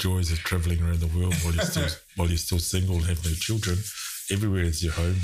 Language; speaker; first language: English; native; English